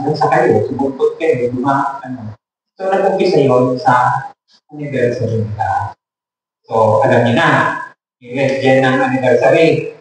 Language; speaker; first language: Filipino; native; Filipino